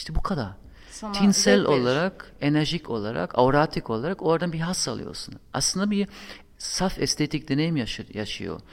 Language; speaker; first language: Turkish; non-native, fluent; German